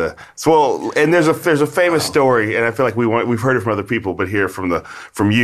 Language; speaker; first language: English; native; English